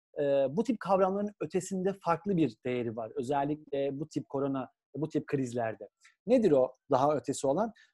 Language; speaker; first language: Turkish; native; Turkish